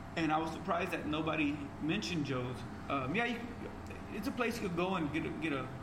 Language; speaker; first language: English; native; English